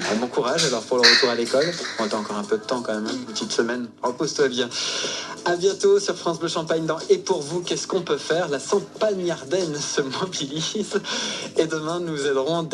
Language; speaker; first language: French; native; French